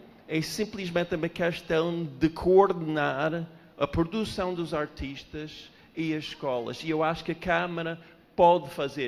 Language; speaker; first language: Portuguese; non-native, fluent; English